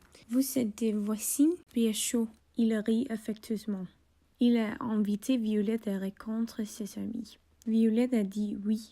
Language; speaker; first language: French; non-native, learner; English